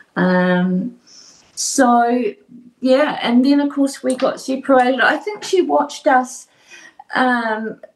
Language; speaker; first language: English; native; English